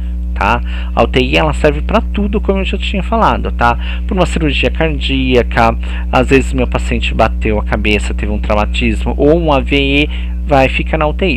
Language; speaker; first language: Portuguese; native; Portuguese